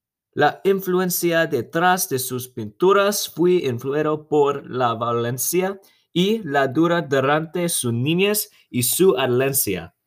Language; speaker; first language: Spanish; non-native, learner; English